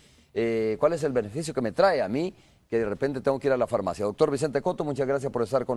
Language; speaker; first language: Spanish; native; Spanish